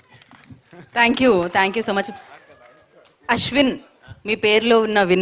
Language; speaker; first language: Telugu; native; Telugu